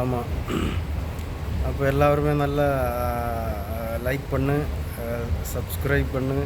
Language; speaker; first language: Tamil; non-native, local second language; Malayalam